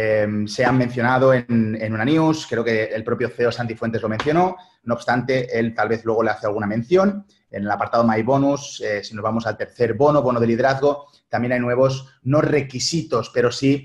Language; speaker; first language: Spanish; native; Spanish